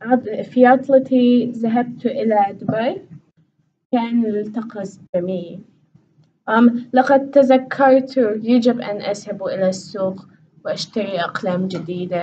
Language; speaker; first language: Arabic; non-native, learner; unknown